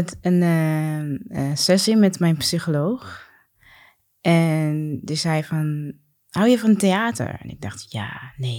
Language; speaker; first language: Dutch; non-native, learner; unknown